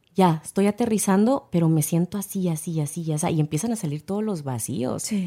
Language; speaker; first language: Spanish; native; Spanish